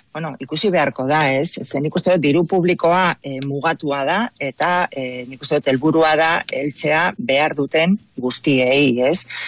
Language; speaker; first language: Basque; non-native, local second language; Spanish